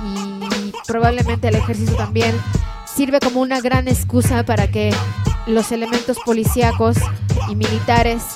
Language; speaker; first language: Spanish; native; Spanish